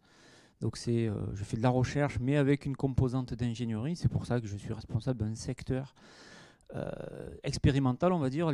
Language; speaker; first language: French; native; French